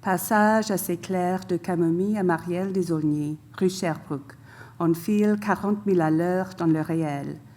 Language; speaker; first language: French; non-native, fluent; English